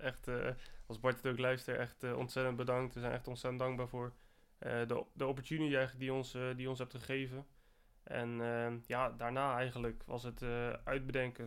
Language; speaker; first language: Dutch; native; Dutch